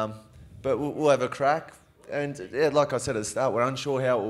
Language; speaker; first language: English; native; English